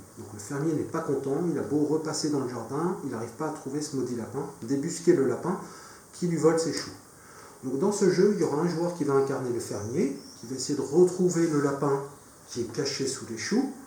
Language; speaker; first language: French; native; French